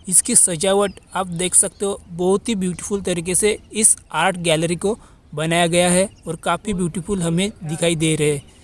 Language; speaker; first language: Hindi; non-native, local second language; Marathi